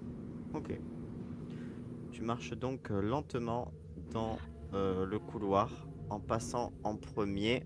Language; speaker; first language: French; native; French